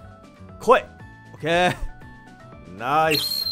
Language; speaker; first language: Japanese; native; Japanese